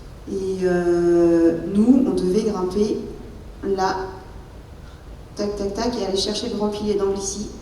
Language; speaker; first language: French; native; French